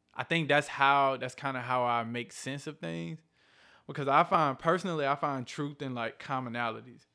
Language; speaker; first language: English; native; English